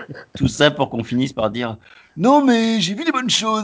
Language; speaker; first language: French; native; French